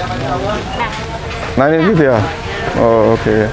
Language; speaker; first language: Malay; non-native, fluent; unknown